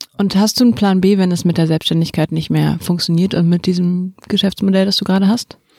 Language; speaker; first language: German; native; German